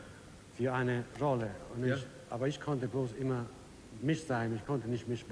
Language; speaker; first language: German; early bilingual, heritage; Italian